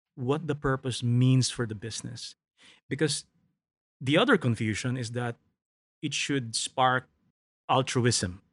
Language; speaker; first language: English; non-native, local second language; Filipino